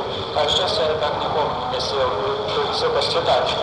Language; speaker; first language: Russian; non-native, fluent; Lithuanian